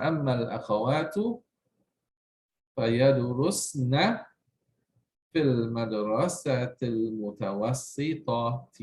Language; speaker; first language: Arabic; non-native, fluent; English